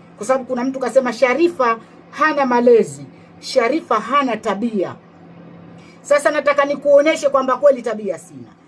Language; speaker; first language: Swahili; native; Swahili